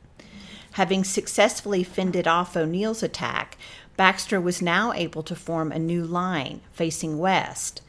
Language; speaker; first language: English; native; English